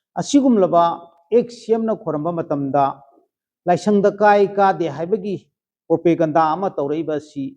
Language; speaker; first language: Manipuri; native; Manipuri